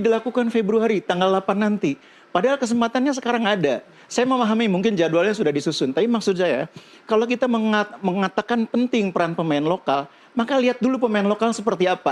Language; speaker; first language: Indonesian; native; Indonesian